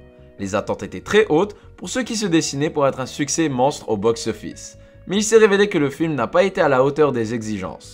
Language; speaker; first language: French; native; French